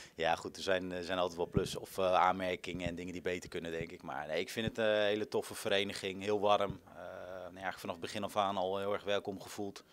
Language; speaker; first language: Dutch; native; Dutch